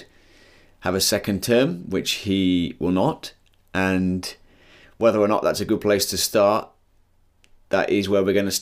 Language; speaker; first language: English; native; English